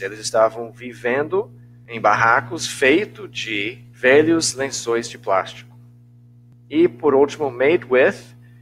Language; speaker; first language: Portuguese; non-native, fluent; English